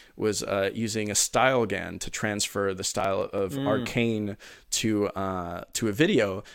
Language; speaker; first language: English; early bilingual, other home language; Spanish